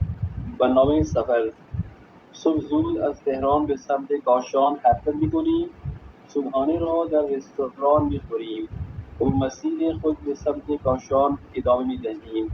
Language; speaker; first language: Persian; non-native, learner; Urdu